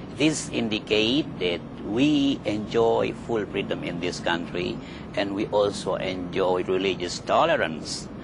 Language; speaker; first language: English; non-native, fluent; Indonesian